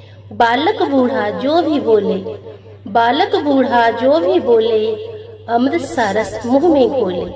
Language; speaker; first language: Hindi; native; Hindi